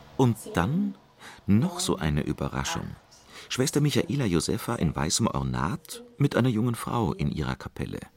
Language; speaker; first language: German; native; German